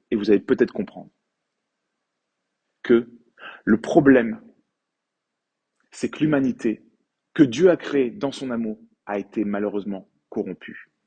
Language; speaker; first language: French; native; French